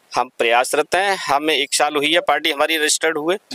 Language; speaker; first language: Hindi; native; Hindi